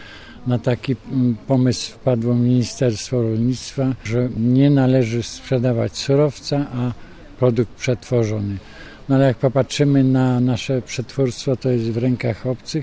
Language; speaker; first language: Polish; native; Polish